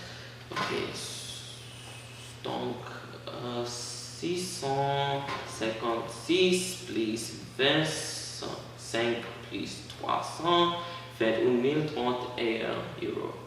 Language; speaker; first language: French; non-native, learner; English